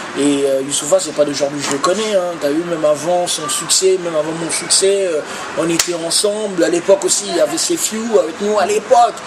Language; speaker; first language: French; early bilingual, other home language; Lingala